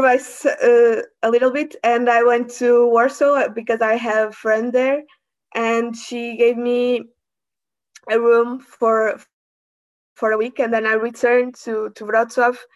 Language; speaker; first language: English; non-native, learner; Portuguese